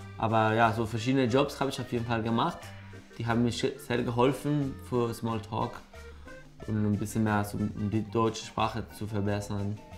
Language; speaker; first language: German; non-native, fluent; Spanish